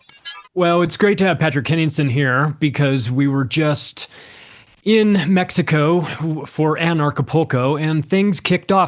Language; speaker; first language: English; native; English